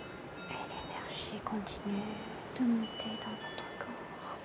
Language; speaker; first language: French; native; French